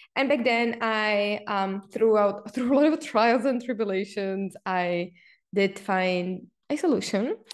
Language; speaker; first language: English; non-native, fluent; Czech